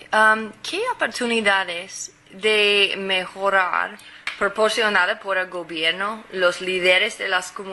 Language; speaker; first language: Spanish; non-native, fluent; English